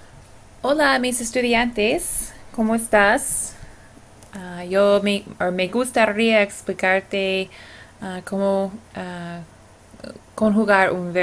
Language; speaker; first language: Spanish; non-native, fluent; English